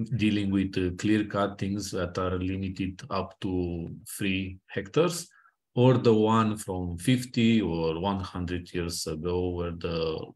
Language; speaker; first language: English; non-native, fluent; Romanian